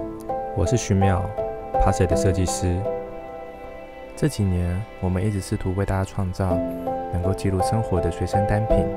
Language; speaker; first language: Chinese; native; Chinese